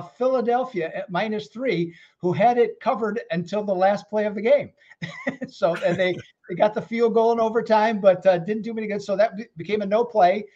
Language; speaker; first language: English; native; English